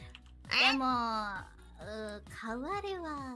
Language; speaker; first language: Japanese; non-native, learner; Indonesian